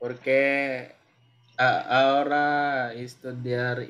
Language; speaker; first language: Spanish; non-native, learner; Filipino